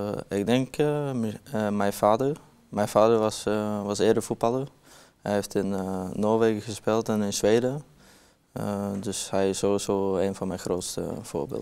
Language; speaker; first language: Dutch; non-native, learner; Norwegian